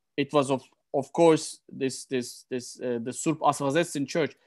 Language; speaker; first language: English; non-native, fluent; Turkish